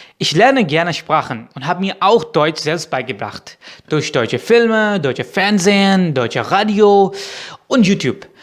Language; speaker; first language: German; non-native, fluent; Urdu